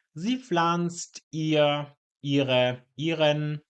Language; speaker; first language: German; non-native, fluent; Polish